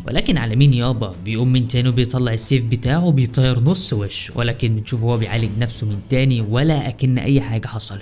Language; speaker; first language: Arabic; native; Arabic